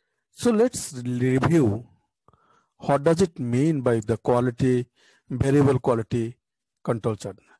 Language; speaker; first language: English; non-native, local second language; Bangla